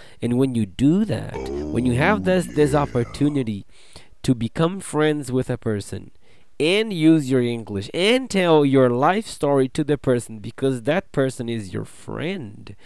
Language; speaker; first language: English; non-native, fluent; Portuguese